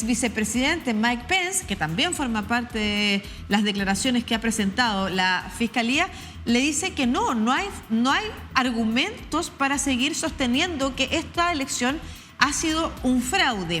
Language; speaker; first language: Spanish; native; Spanish